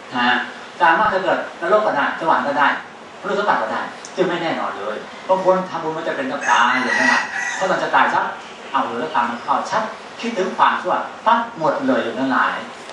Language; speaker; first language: Thai; native; Thai